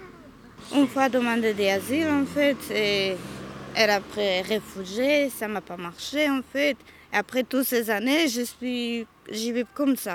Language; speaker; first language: French; non-native, learner; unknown